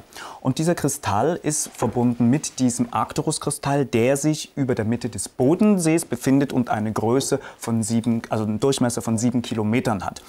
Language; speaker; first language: German; native; German